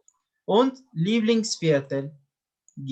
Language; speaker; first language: German; non-native, fluent; Spanish